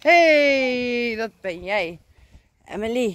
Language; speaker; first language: Dutch; native; Dutch